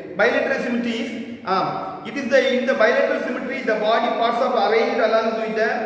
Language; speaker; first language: English; non-native, local second language; Tamil